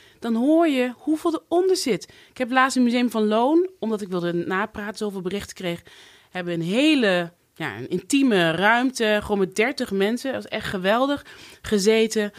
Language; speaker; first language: Dutch; native; Dutch